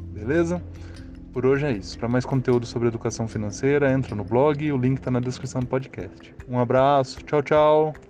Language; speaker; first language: Portuguese; native; Portuguese